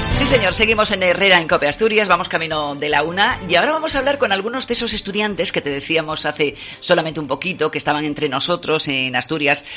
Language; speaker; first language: Spanish; native; Spanish